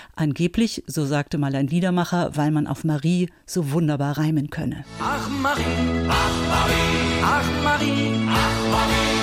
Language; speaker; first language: German; native; German